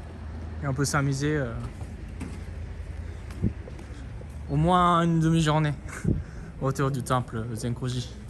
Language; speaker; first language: French; non-native, fluent; Japanese